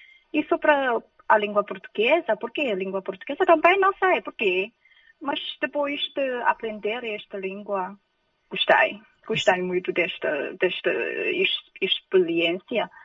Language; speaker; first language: Portuguese; non-native, fluent; Chinese